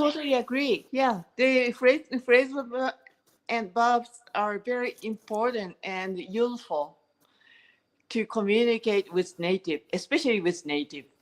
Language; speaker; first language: English; non-native, learner; Japanese